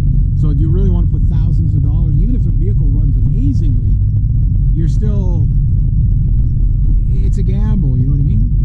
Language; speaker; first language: English; native; English